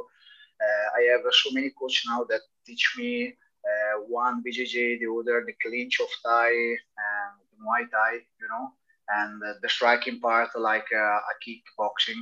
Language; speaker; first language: English; non-native, learner; Italian